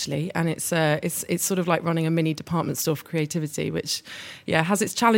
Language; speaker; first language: English; native; English